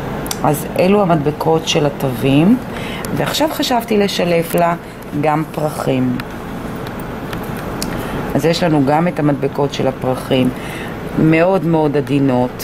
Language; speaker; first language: Hebrew; native; Hebrew